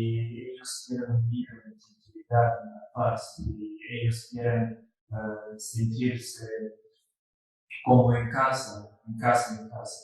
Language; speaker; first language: Spanish; non-native, fluent; Russian